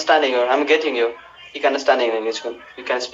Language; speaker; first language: English; non-native, learner; Nepali